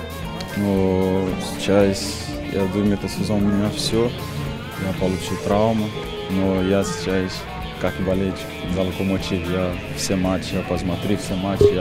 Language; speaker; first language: Russian; non-native, learner; Portuguese